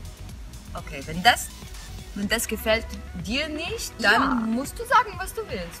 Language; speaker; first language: German; non-native, fluent; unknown